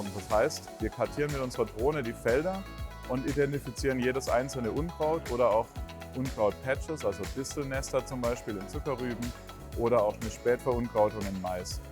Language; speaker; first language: German; native; German